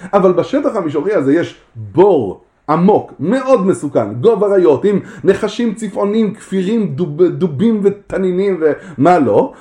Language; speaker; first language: Hebrew; native; Hebrew